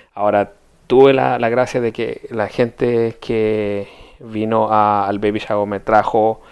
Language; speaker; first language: Spanish; early bilingual, heritage; Spanish